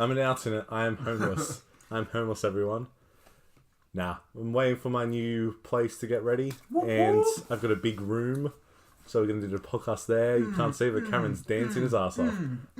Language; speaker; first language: English; native; English